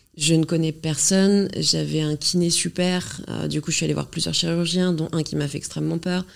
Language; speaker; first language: French; native; French